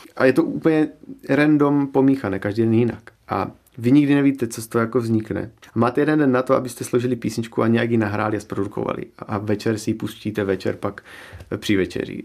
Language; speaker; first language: Czech; native; Czech